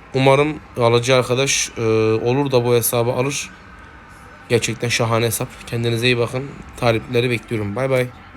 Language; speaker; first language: Turkish; native; Turkish